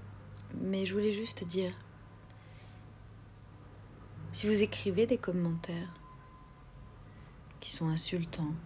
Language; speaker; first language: French; native; French